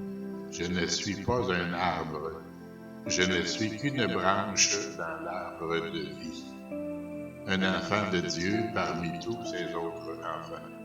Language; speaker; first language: French; native; French